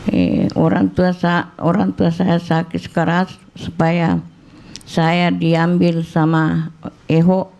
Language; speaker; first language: Indonesian; non-native, local second language; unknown